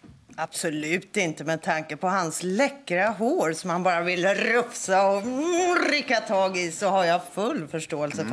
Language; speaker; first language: Swedish; native; Swedish